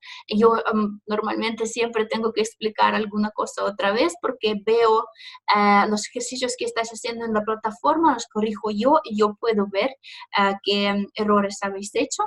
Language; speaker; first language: Spanish; non-native, fluent; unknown